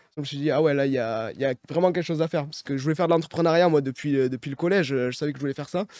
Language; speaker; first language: French; native; French